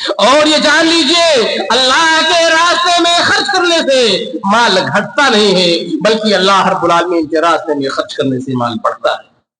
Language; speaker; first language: Urdu; native; Urdu